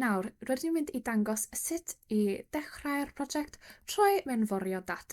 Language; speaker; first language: Welsh; non-native, local second language; English